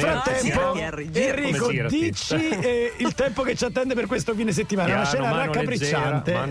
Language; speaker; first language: Italian; native; Italian